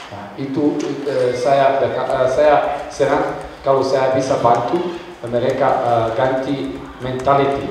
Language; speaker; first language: Indonesian; non-native, learner; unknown